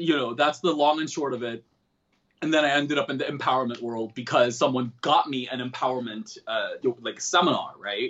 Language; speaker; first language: English; early bilingual, other home language; Korean